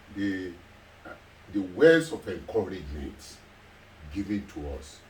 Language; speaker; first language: English; non-native, local second language; Yoruba